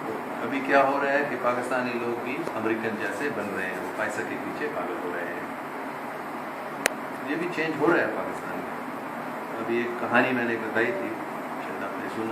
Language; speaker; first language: Hindi; non-native, local second language; English